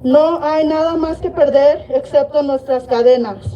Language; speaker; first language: Spanish; early bilingual, heritage; Spanish